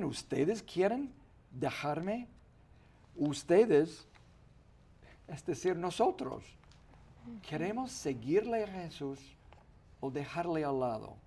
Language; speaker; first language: Spanish; non-native, fluent; English